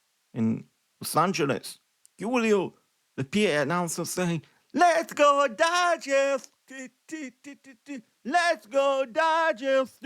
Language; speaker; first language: English; non-native, fluent; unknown